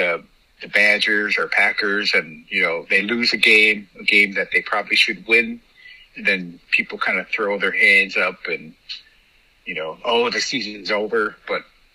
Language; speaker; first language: English; native; English